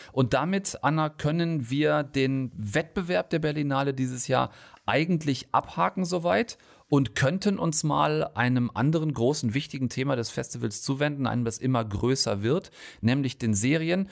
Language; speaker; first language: German; native; German